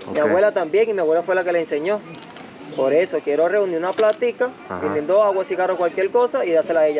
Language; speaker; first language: Spanish; native; Spanish